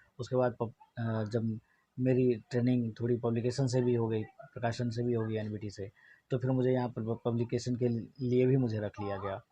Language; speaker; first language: Hindi; non-native, local second language; Maithili